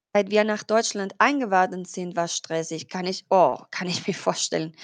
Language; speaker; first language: German; non-native, fluent; Spanish